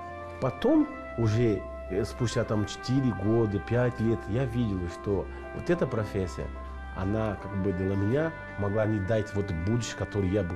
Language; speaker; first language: Russian; non-native, learner; Portuguese